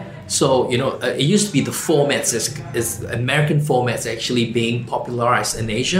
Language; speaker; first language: English; non-native, local second language; Chinese